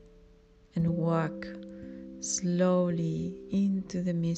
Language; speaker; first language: English; non-native, fluent; Spanish